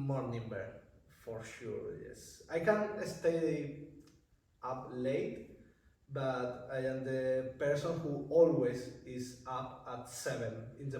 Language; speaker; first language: English; non-native, learner; Spanish